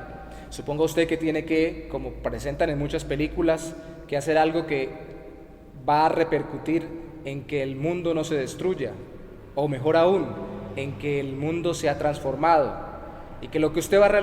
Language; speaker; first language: Spanish; native; Spanish